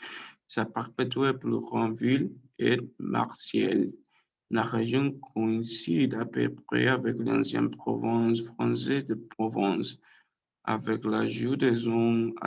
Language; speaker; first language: French; non-native, learner; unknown